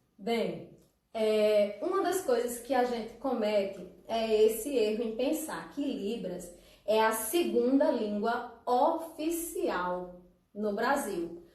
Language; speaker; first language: Portuguese; native; Portuguese